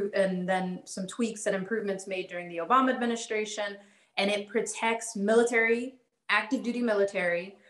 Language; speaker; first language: English; native; English